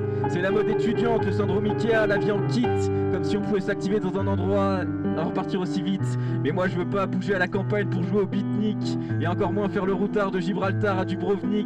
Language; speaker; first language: French; native; French